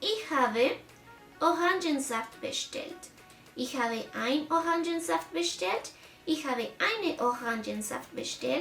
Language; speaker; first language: German; non-native, fluent; Spanish